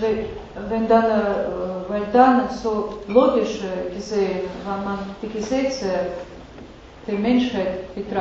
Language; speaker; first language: German; non-native, fluent; Russian